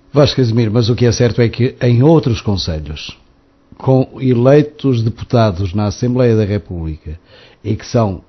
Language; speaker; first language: Portuguese; native; Portuguese